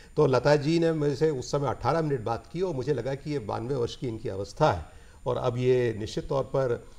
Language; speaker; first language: Hindi; native; Hindi